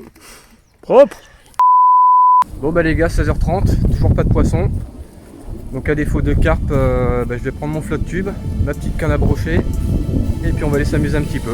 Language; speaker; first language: French; native; French